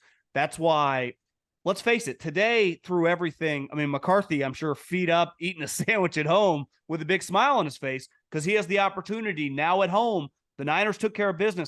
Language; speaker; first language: English; native; English